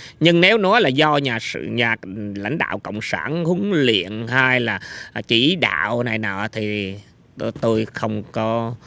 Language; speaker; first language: Vietnamese; native; Vietnamese